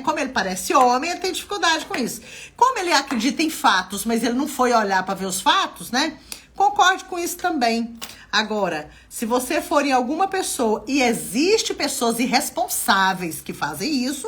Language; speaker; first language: Portuguese; native; Portuguese